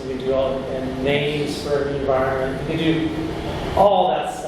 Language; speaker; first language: English; native; English